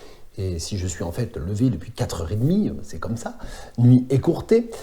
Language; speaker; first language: French; native; French